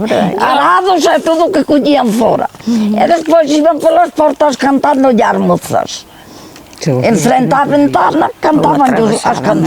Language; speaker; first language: Galician; native; Galician